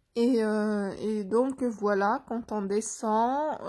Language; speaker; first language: French; non-native, local second language; Arabic